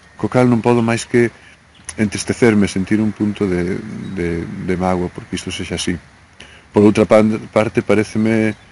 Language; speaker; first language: Galician; native; Galician